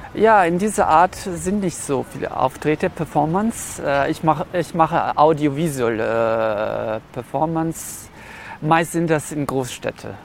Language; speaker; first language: German; early bilingual, other home language; Serbian